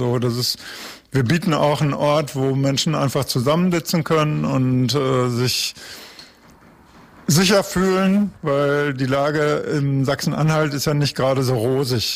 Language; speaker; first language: German; native; German